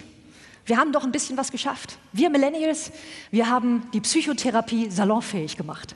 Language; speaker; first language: German; native; German